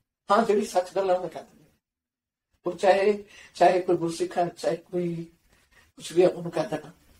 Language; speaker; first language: Punjabi; native; Punjabi